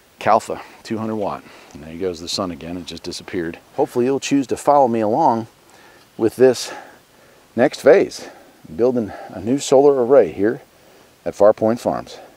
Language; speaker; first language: English; native; English